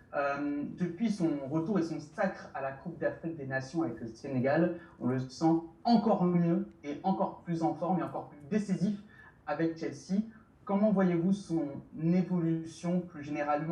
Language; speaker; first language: French; native; French